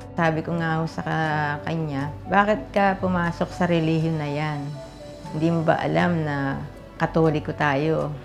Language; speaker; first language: Filipino; native; Filipino